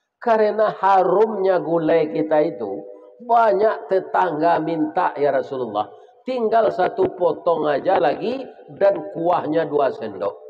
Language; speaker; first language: Malay; non-native, local second language; Minangkabau